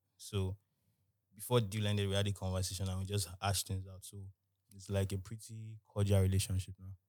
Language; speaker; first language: English; non-native, local second language; Yoruba